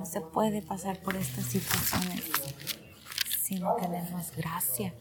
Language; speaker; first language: Spanish; early bilingual, heritage; Spanish